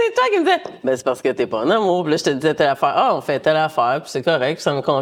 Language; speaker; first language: French; native; French